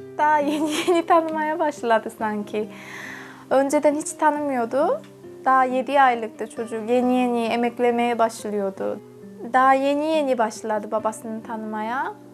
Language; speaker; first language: Turkish; non-native, fluent; Korean